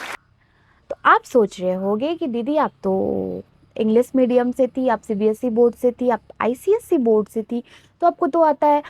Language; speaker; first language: Hindi; native; Hindi